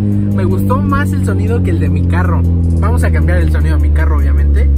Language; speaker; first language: Spanish; native; Spanish